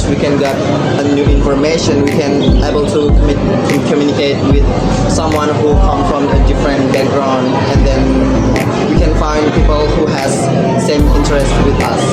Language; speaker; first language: English; non-native, learner; Indonesian